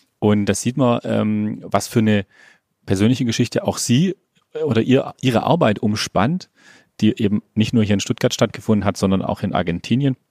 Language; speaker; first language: German; native; German